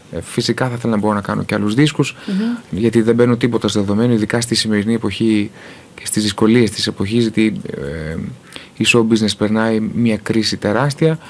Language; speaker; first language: Greek; early bilingual, heritage; Greek